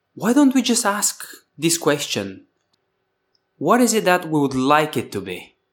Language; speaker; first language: English; non-native, fluent; Bulgarian